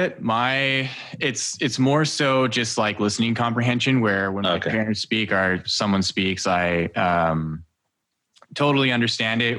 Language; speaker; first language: English; native; English